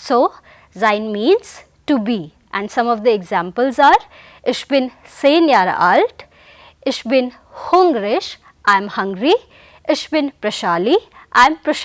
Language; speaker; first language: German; non-native, fluent; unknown